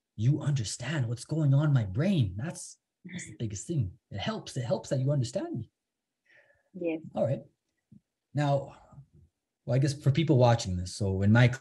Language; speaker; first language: English; native; English